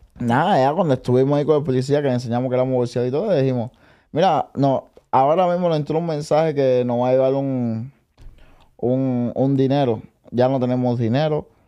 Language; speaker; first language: Spanish; native; Spanish